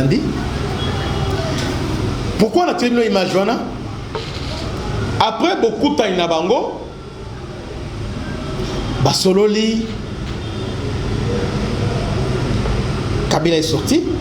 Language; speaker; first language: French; non-native, local second language; Lingala